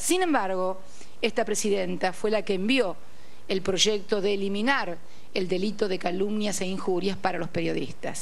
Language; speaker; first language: Spanish; native; Spanish